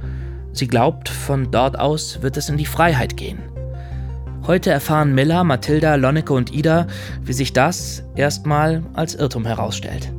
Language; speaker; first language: German; native; German